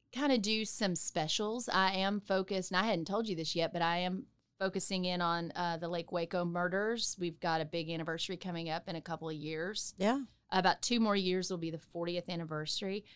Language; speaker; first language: English; native; English